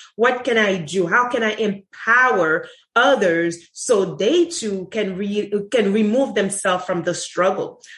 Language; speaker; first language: English; non-native, fluent; Haitian Creole